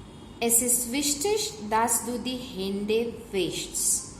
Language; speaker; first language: German; non-native, fluent; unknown